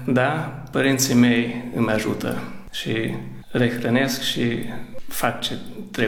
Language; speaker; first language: Romanian; early bilingual, heritage; Romanian